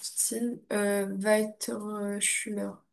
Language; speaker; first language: German; non-native, learner; French